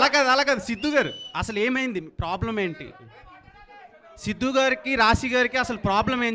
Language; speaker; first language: Telugu; native; Telugu